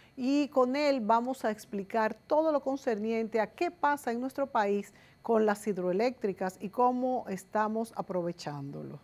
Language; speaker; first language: Spanish; native; Spanish